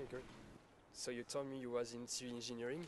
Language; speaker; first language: English; non-native, learner; French